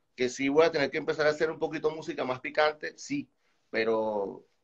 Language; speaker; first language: Spanish; native; Spanish